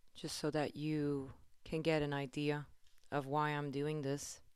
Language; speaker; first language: English; non-native, fluent; Swedish